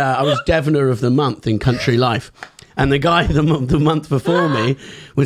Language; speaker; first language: English; native; English